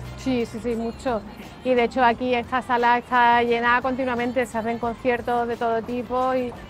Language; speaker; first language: Spanish; native; Spanish